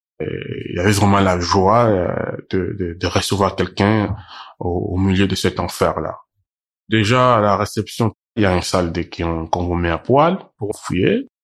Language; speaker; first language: French; non-native, local second language; Portuguese